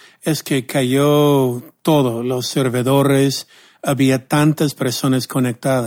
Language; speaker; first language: Spanish; non-native, fluent; English